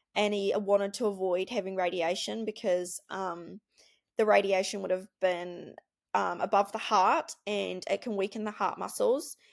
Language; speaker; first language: English; native; English